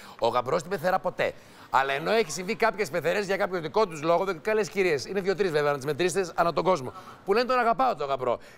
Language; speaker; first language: Greek; native; Greek